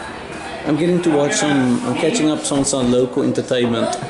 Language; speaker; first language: English; native; English